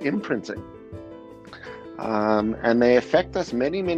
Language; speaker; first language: English; native; English